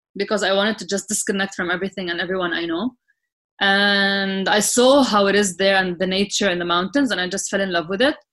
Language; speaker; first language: English; non-native, fluent; Arabic